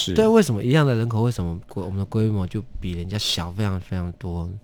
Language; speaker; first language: Chinese; non-native, local second language; Amis